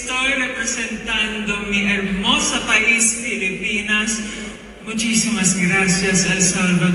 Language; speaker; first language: Spanish; non-native, learner; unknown